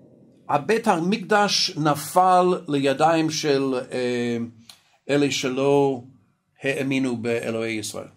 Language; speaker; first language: Hebrew; non-native, fluent; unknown